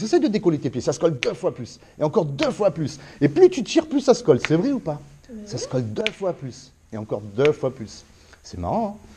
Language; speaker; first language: French; native; French